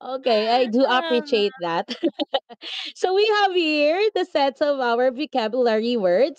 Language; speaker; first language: English; non-native, local second language; Filipino